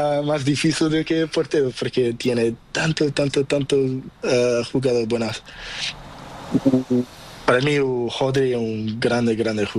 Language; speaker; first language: Spanish; non-native, learner; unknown